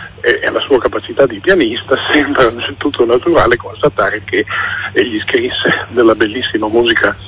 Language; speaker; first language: Italian; native; Italian